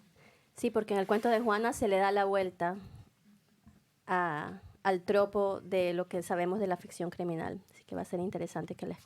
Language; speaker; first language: Spanish; native; Spanish